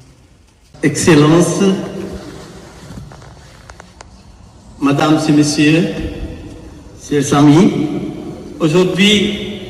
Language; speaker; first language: French; non-native, fluent; Sinhala